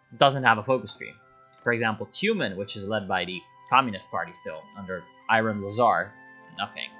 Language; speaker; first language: English; native; English